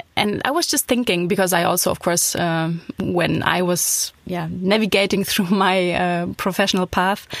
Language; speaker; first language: English; non-native, fluent; German